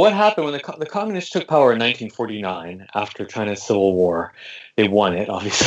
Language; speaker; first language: English; native; English